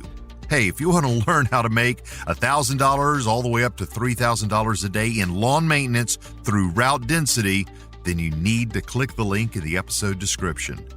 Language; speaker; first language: English; native; English